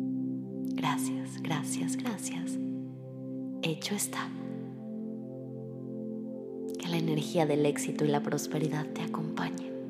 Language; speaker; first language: Spanish; native; Spanish